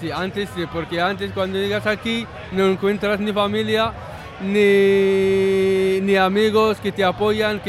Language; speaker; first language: Spanish; non-native, learner; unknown